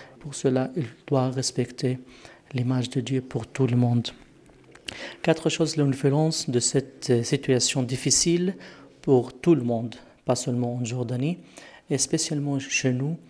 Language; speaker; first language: French; non-native, fluent; Arabic